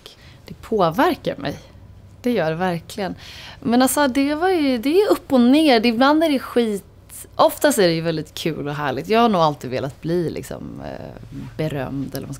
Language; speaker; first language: Swedish; native; Swedish